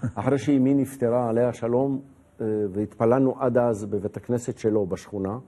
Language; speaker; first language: Hebrew; native; Hebrew